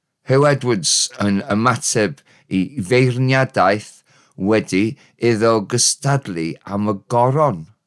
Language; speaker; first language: Welsh; non-native, learner; English